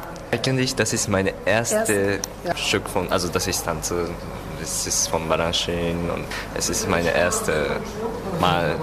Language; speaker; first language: German; non-native, fluent; Japanese